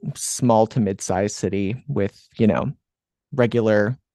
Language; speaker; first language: English; native; English